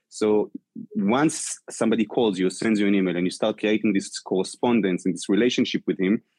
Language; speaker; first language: English; non-native, fluent; Hebrew